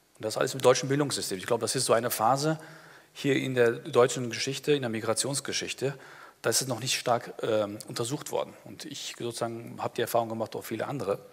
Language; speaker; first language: German; early bilingual, other home language; Turkish